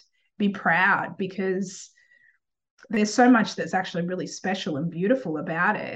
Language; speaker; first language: English; native; English